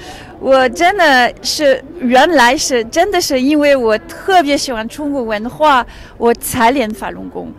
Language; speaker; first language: Chinese; non-native, fluent; French